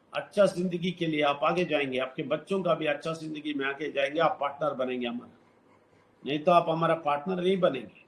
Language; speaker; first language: Hindi; non-native, local second language; Telugu